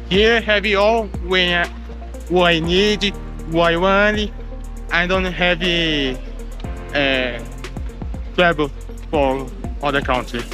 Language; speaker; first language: English; non-native, learner; Portuguese